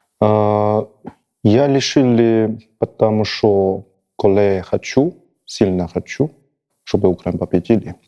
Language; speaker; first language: Ukrainian; non-native, learner; Chinese